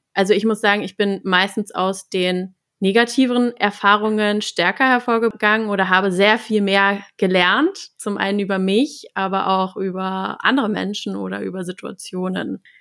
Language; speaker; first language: German; native; German